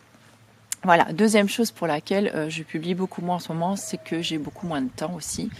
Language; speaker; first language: French; native; French